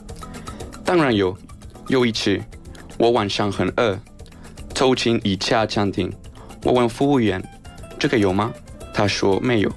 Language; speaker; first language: Chinese; non-native, fluent; Spanish